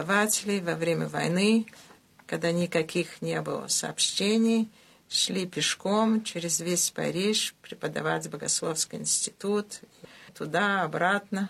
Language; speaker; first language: Russian; early bilingual, heritage; Russian